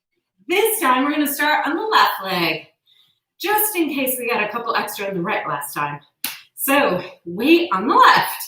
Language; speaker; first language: English; native; English